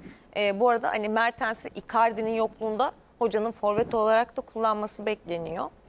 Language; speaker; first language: Turkish; native; Turkish